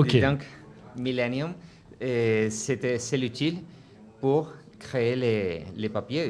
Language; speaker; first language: French; non-native, fluent; Spanish